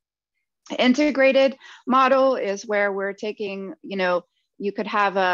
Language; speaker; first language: English; native; English